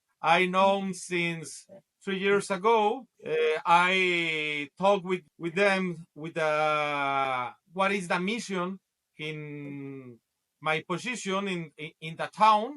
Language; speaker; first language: English; non-native, learner; Spanish